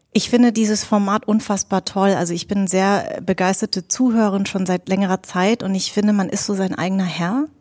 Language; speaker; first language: German; native; German